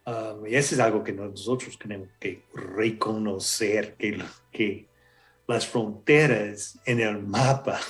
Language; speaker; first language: Spanish; non-native, fluent; English